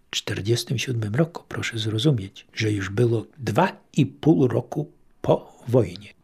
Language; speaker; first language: Polish; native; Polish